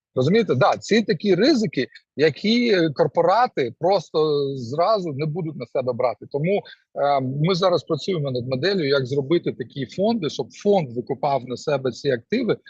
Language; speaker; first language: Ukrainian; non-native, local second language; Russian